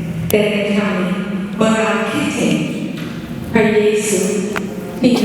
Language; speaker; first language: Thai; non-native, local second language; Akha